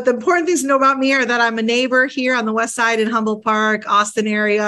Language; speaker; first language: English; early bilingual, other home language; Spanish